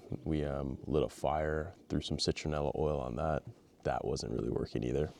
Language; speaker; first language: English; native; English